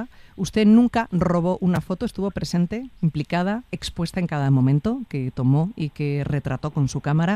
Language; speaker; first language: Spanish; native; Spanish